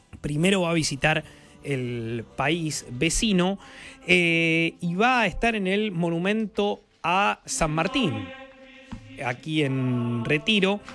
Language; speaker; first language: Spanish; native; Spanish